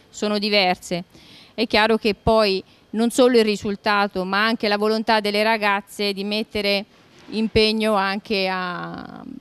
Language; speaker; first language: Italian; native; Italian